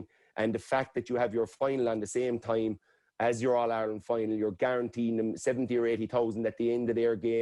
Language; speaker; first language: English; native; English